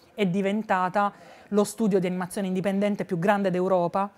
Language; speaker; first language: Italian; native; Italian